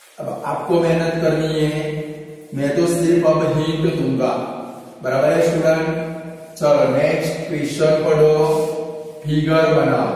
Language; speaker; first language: Hindi; non-native, local second language; Gujarati